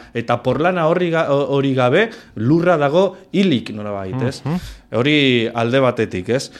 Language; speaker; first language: Basque; non-native, local second language; Spanish